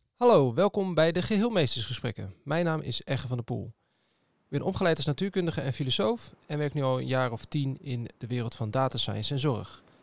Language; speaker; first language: Dutch; native; Dutch